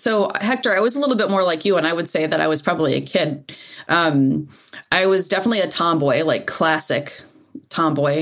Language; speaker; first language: English; native; English